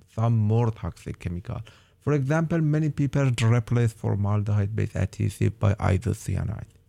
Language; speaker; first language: English; non-native, fluent; Persian